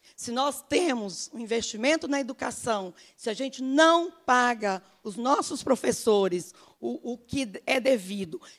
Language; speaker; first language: Portuguese; native; Portuguese